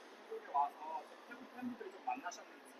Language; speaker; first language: Korean; non-native, fluent; Thai